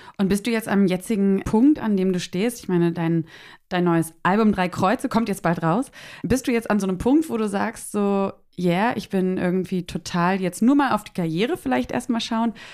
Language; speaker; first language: German; native; German